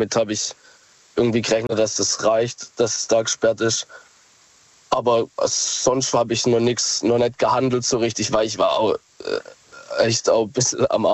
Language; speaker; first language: German; native; German